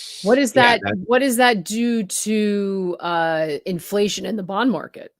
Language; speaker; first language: English; native; English